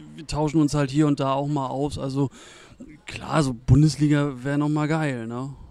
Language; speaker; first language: German; native; German